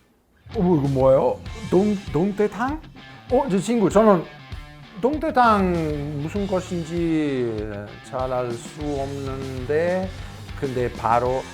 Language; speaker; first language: Korean; non-native, learner; Italian